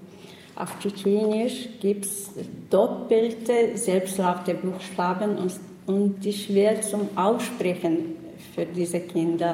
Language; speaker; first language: German; non-native, learner; Chechen